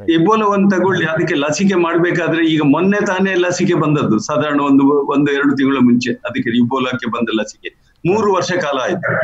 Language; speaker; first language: Kannada; non-native, local second language; Tulu